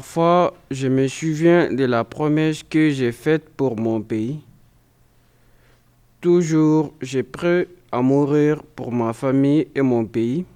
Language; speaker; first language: French; non-native, learner; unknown